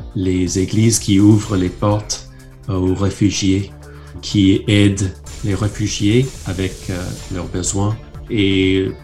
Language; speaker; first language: French; non-native, fluent; English